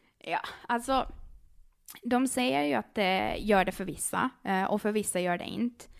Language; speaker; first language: Swedish; native; Swedish